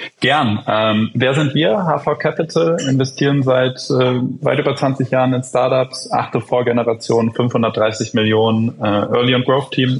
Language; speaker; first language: German; native; German